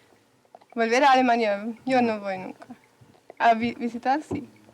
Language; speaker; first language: Spanish; non-native, fluent; German